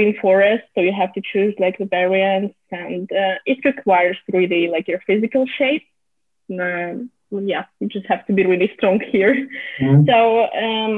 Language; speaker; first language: English; non-native, fluent; Russian